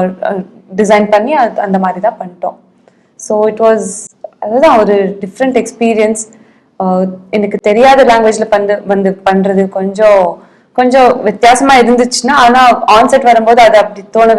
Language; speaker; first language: Tamil; non-native, fluent; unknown